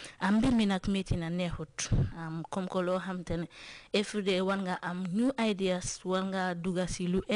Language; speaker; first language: Wolof; non-native, local second language; Jola-Fonyi